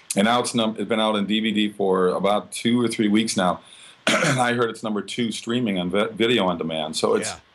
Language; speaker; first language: English; native; English